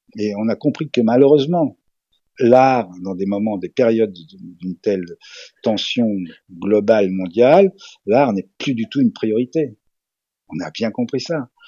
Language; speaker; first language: French; early bilingual, other home language; Serbian